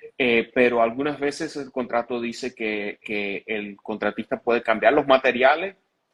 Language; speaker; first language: Spanish; early bilingual, heritage; Spanish